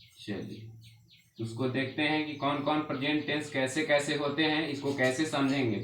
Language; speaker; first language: Hindi; native; Hindi